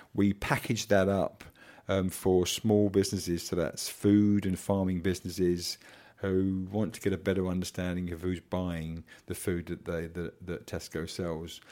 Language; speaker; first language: English; native; English